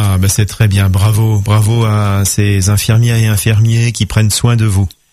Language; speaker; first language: French; native; French